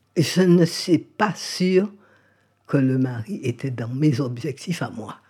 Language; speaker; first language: French; native; French